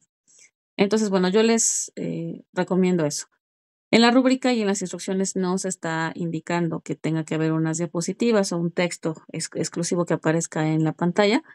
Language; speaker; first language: Spanish; native; Spanish